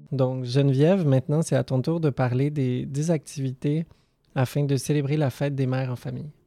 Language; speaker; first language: French; native; French